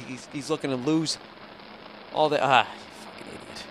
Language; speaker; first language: English; native; English